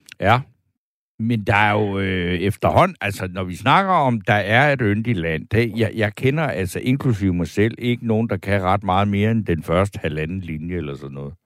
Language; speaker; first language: Danish; native; Danish